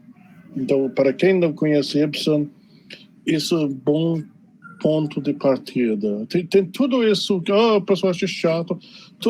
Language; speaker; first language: Portuguese; non-native, fluent; English